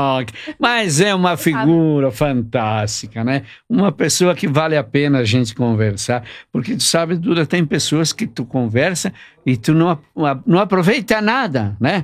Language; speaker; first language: Portuguese; native; Portuguese